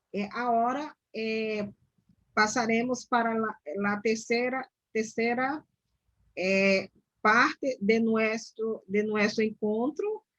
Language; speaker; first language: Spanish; non-native, learner; Portuguese